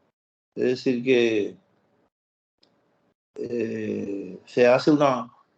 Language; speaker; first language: Spanish; native; Spanish